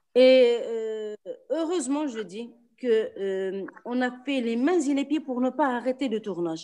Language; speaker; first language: French; non-native, local second language; Arabic